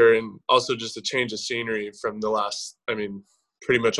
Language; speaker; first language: English; native; English